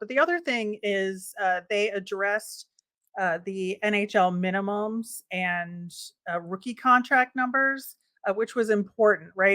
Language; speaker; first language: English; native; English